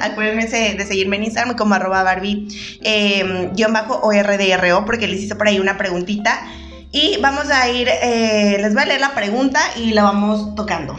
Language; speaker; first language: Spanish; native; Spanish